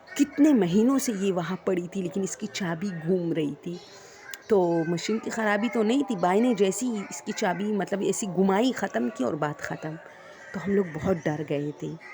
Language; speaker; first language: Urdu; non-native, local second language; Punjabi